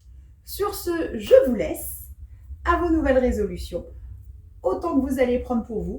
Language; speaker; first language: French; native; French